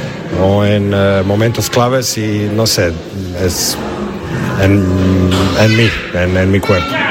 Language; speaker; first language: Spanish; non-native, learner; Croatian